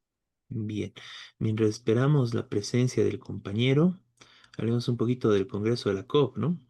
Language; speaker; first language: Spanish; native; Spanish